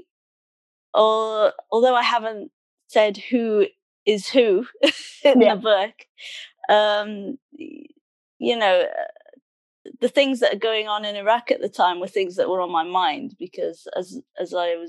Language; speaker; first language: English; native; English